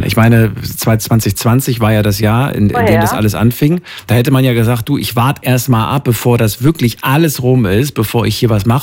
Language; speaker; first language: German; native; German